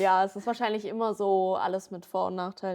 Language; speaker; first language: German; native; German